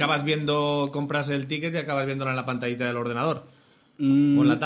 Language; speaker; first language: Spanish; native; Spanish